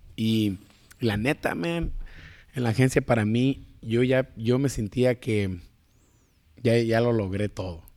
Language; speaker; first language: Spanish; early bilingual, heritage; Spanish